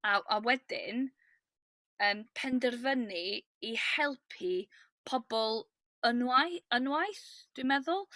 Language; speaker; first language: Welsh; non-native, learner; English